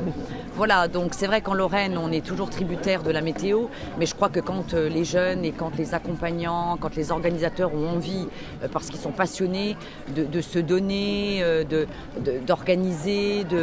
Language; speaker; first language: French; native; French